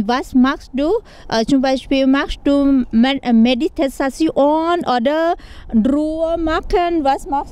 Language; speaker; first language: German; non-native, learner; Thai